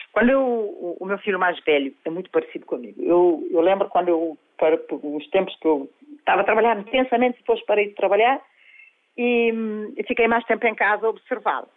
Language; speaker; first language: Portuguese; non-native, local second language; Kabuverdianu